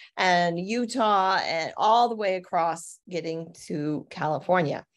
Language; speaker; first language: English; native; English